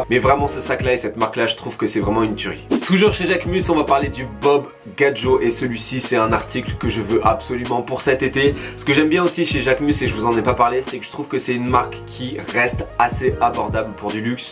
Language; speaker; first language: French; native; French